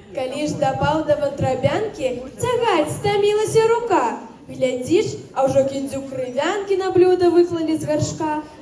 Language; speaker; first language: Belarusian; non-native, local second language; Russian